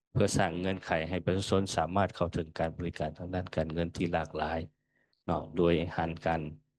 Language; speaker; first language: Lao; native; Lao